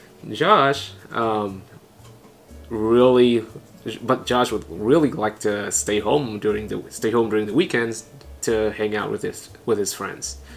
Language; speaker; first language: English; non-native, fluent; Vietnamese